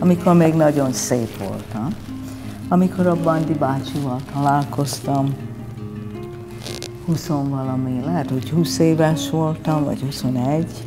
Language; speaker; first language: Hungarian; early bilingual, heritage; Hungarian